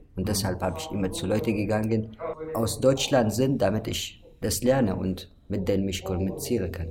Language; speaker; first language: German; non-native, fluent; Arabic